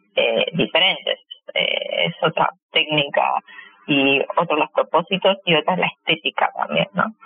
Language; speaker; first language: Spanish; native; Spanish